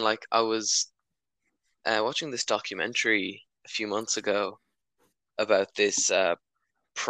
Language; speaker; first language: English; native; English